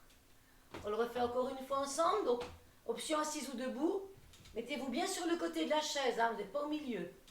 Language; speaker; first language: French; native; French